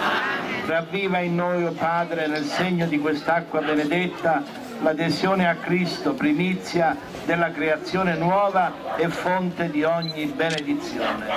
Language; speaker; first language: Italian; native; Italian